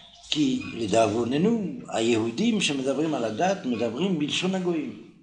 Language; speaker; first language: Hebrew; non-native, fluent; French